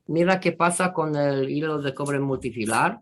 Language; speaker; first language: Spanish; non-native, fluent; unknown